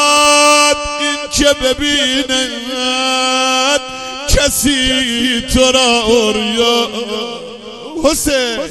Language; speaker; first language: Persian; non-native, local second language; Azerbaijani